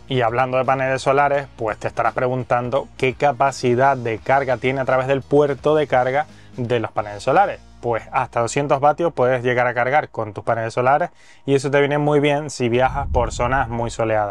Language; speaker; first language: Spanish; native; Spanish